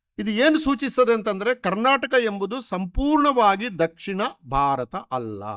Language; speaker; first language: Kannada; non-native, local second language; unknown